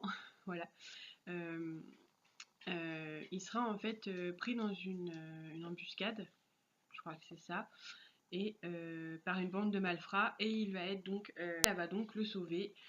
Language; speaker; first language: French; native; French